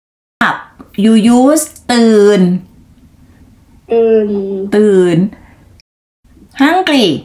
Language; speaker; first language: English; non-native, learner; Thai